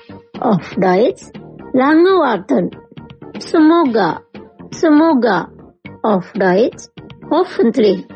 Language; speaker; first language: German; non-native, fluent; Indonesian